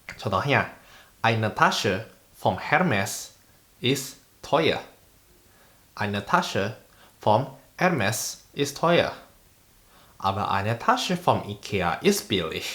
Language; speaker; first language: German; non-native, fluent; Indonesian